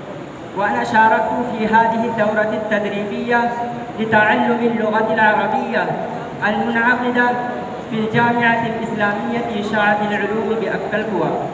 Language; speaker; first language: Arabic; non-native, learner; Urdu